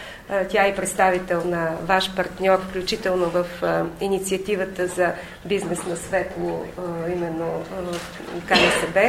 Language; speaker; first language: Bulgarian; native; Bulgarian